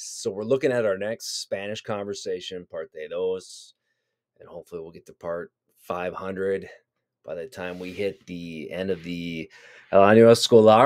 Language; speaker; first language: English; native; English